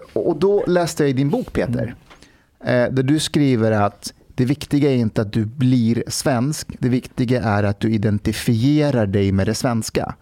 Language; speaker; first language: Swedish; early bilingual, other home language; Persian